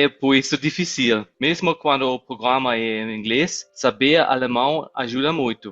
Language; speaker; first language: Portuguese; non-native, fluent; German